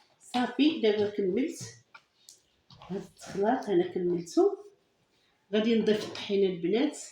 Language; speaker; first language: Arabic; native; Arabic